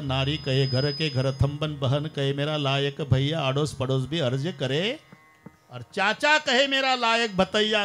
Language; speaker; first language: Hindi; non-native, local second language; Marathi